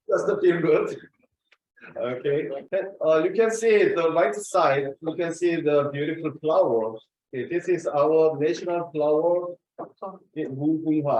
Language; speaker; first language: English; non-native, fluent; Korean